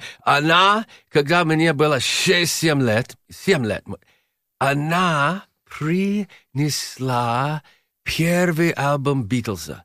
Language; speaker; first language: Russian; non-native, learner; English